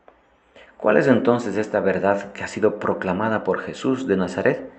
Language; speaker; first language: Spanish; non-native, fluent; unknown